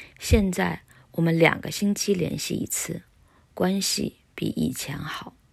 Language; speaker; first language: Chinese; non-native, learner; English